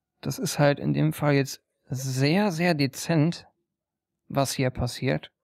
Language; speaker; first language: German; native; German